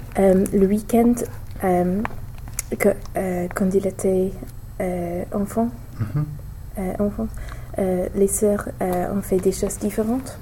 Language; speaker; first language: French; non-native, learner; English